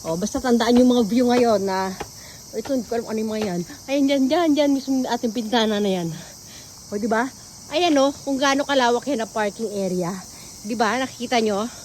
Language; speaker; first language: Filipino; native; Filipino